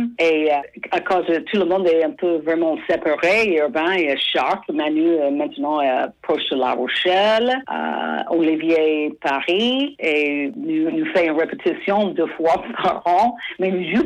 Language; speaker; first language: French; non-native, fluent; English